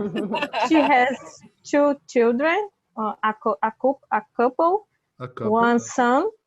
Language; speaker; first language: English; non-native, learner; Portuguese